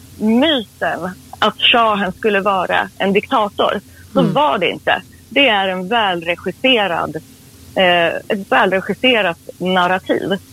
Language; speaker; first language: Swedish; early bilingual, other home language; Persian